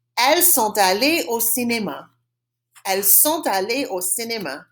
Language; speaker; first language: French; non-native, fluent; English